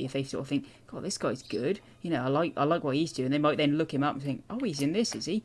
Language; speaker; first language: English; native; English